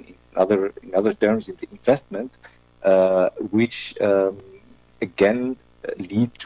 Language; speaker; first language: English; non-native, fluent; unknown